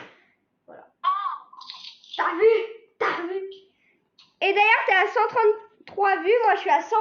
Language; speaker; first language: French; native; French